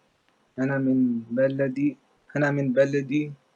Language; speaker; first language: Arabic; non-native, learner; English